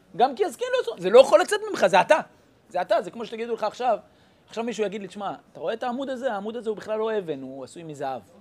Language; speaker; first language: Hebrew; native; Hebrew